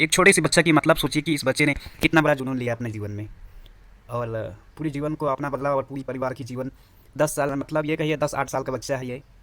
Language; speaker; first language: Hindi; native; Hindi